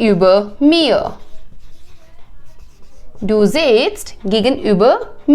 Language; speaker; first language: German; non-native, learner; Hindi